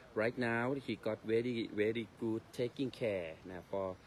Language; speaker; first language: English; non-native, learner; Thai